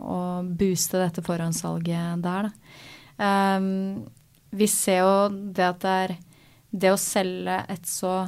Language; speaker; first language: Norwegian; native; Norwegian